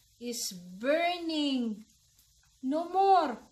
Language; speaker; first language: English; non-native, local second language; Cebuano